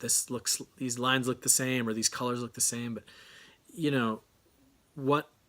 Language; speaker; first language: English; native; English